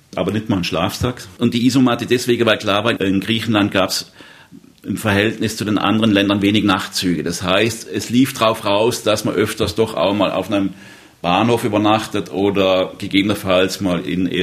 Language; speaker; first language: German; native; German